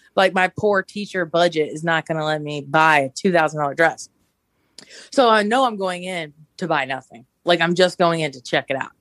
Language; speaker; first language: English; native; English